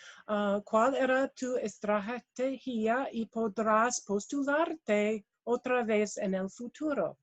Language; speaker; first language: Spanish; non-native, learner; English